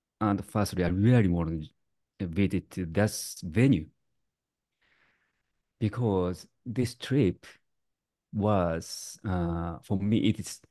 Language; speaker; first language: English; non-native, learner; Japanese